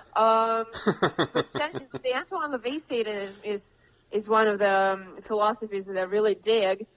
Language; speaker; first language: English; non-native, fluent; Russian